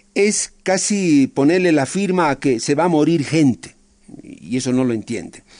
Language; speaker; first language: Spanish; native; Spanish